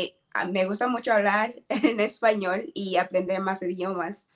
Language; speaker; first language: Spanish; non-native, learner; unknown